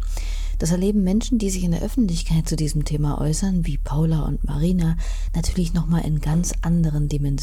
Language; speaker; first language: German; native; German